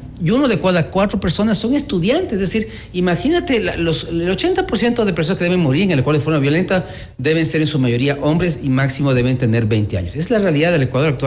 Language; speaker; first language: Spanish; native; Spanish